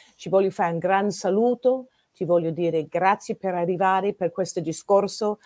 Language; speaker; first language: Italian; non-native, fluent; German